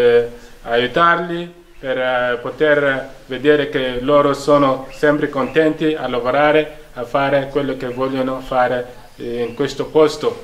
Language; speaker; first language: Italian; non-native, fluent; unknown